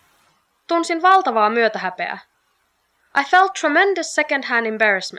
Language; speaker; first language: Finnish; native; Finnish